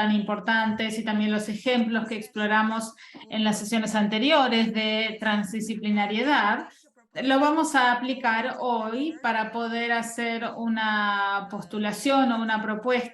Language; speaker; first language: Spanish; non-native, fluent; Portuguese